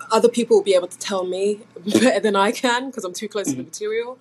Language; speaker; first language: English; native; English